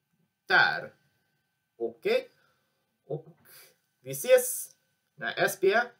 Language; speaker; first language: Swedish; non-native, learner; English